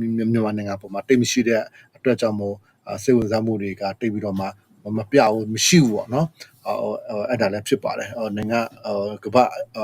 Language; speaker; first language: Burmese; non-native, local second language; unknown